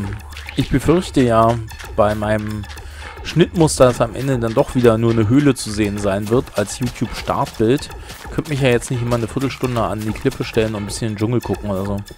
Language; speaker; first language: German; native; German